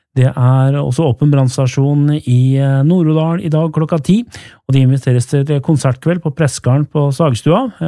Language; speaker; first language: Norwegian; native; Norwegian